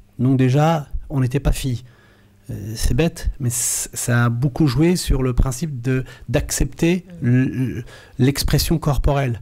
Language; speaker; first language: French; early bilingual, other home language; Arabic